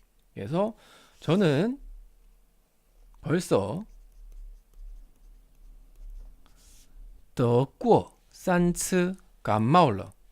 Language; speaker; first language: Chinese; non-native, fluent; Korean